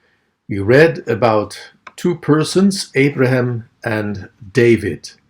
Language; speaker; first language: English; non-native, fluent; Dutch